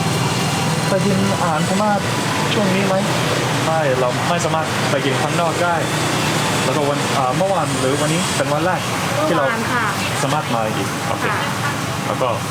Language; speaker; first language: Thai; non-native, fluent; English